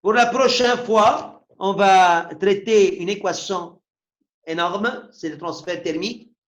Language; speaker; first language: French; non-native, local second language; Arabic